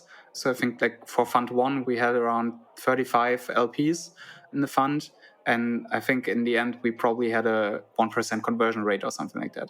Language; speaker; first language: English; non-native, fluent; German